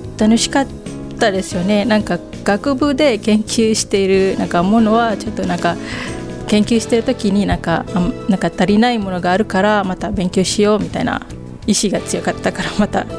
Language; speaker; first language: Japanese; non-native, fluent; Malay